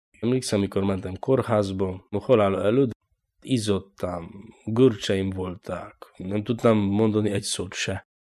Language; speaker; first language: Hungarian; non-native, learner; Polish